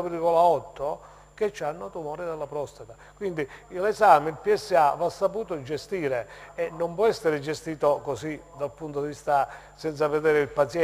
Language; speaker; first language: Italian; native; Italian